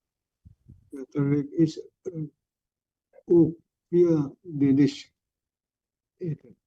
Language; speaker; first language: Dutch; non-native, learner; Indonesian